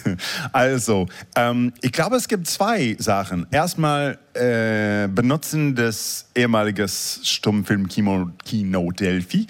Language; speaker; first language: German; non-native, fluent; English